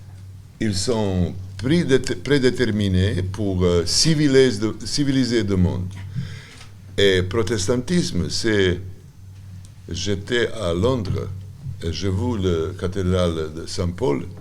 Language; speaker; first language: French; non-native, learner; Serbian